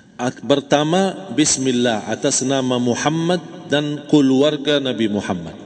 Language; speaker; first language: Malay; non-native, fluent; Arabic